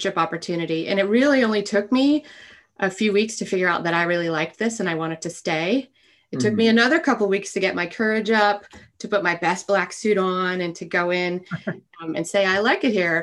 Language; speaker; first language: English; native; English